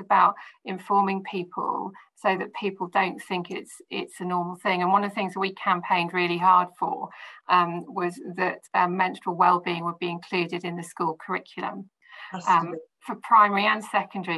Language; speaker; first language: English; native; English